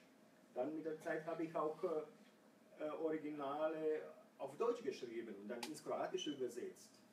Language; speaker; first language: German; non-native, fluent; Croatian